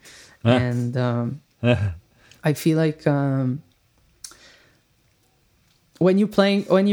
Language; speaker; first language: English; non-native, fluent; Hebrew